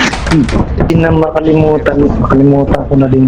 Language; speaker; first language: Filipino; native; Filipino